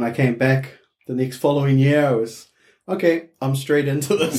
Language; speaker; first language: English; native; English